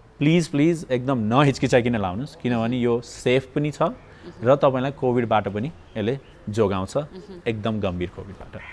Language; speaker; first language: Nepali; native; Nepali